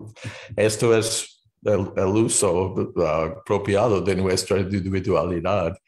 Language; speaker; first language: Spanish; non-native, fluent; English